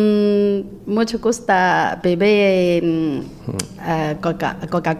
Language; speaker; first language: Spanish; non-native, learner; Chinese